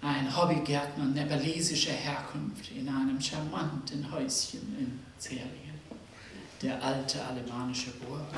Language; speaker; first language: German; non-native, fluent; Nepali